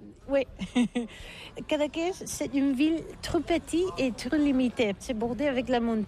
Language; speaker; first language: French; non-native, learner; Catalan